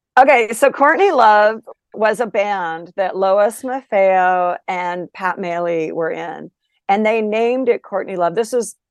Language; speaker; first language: English; native; English